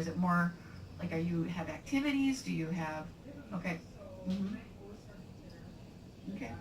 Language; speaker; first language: English; native; English